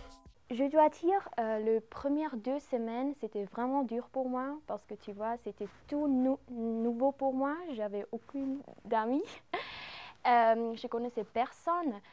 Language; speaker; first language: French; non-native, local second language; German